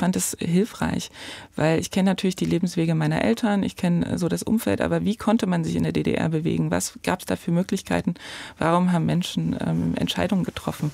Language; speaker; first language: German; native; German